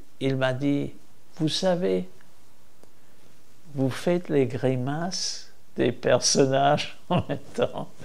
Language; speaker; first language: French; non-native, fluent; English